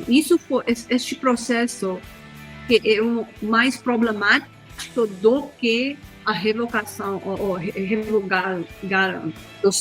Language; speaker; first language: Portuguese; non-native, fluent; Hindi